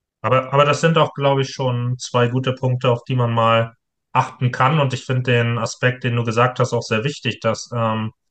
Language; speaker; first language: German; native; German